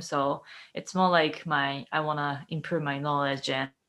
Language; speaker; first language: English; non-native, fluent; Japanese